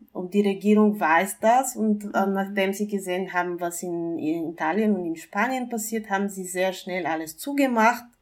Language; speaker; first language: German; non-native, fluent; Bulgarian